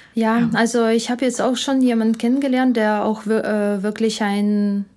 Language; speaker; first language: German; non-native, fluent; Ukrainian